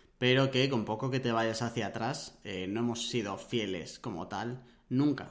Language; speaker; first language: Spanish; native; Spanish